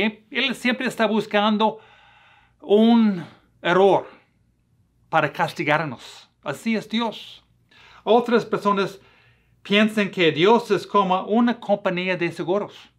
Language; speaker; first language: Spanish; non-native, fluent; English